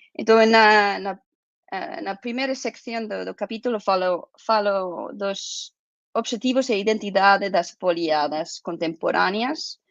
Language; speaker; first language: Galician; non-native, fluent; English